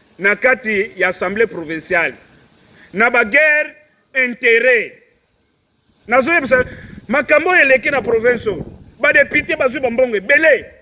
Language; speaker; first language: Lingala; non-native, local second language; Kongo